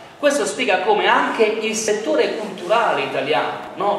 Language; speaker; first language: Italian; native; Italian